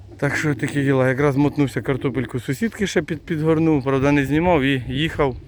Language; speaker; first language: Ukrainian; native; Ukrainian